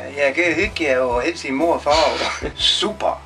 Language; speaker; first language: Danish; non-native, learner; Polish